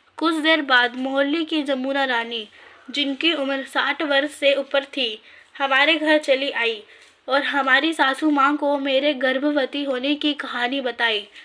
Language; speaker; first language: Hindi; native; Hindi